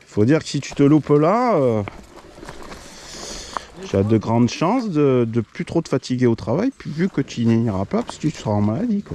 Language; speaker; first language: French; native; French